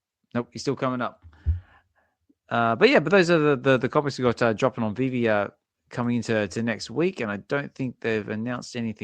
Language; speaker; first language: English; native; English